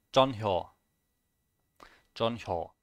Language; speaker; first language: Korean; non-native, learner; German